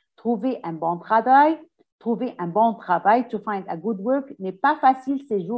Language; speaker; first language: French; non-native, fluent; Arabic